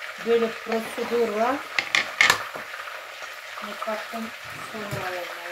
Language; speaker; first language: Turkish; non-native, learner; Russian